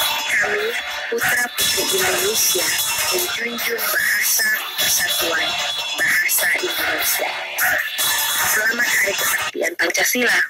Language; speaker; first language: Indonesian; native; Indonesian